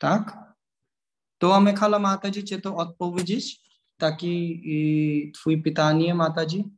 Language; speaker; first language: Polish; non-native, learner; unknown